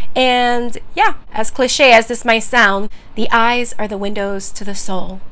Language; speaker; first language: English; early bilingual, other home language; Spanish